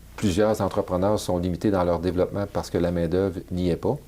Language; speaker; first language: French; native; French